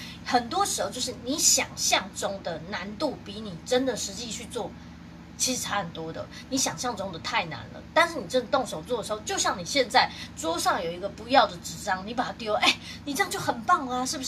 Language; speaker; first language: Chinese; native; Chinese